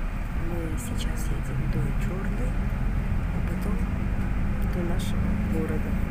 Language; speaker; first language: Russian; native; Russian